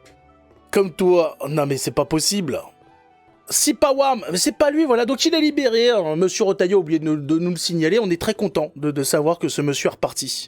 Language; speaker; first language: French; native; French